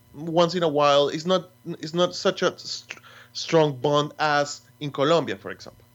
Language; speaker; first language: English; non-native, fluent; Spanish